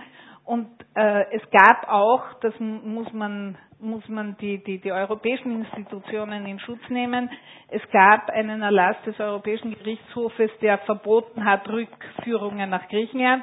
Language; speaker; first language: German; native; German